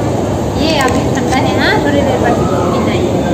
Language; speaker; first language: Hindi; non-native, local second language; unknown